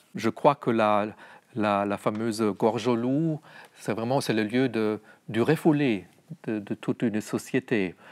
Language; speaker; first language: French; non-native, fluent; German